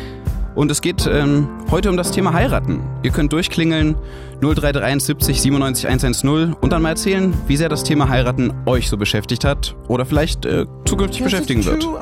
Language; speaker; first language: German; native; German